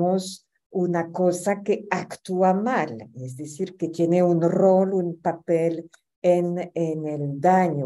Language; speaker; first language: Spanish; non-native, fluent; French